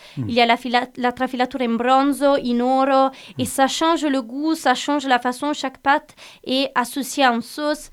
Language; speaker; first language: French; non-native, fluent; Italian